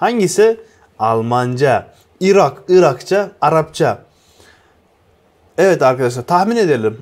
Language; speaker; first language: Turkish; non-native, fluent; Uzbek